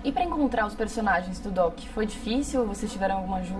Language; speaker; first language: Portuguese; native; Portuguese